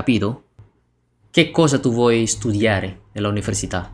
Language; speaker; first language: Italian; non-native, learner; Indonesian